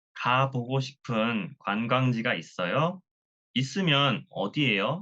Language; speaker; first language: Korean; non-native, fluent; Thai